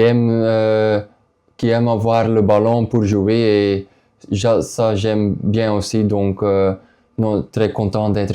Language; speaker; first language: French; non-native, local second language; Dutch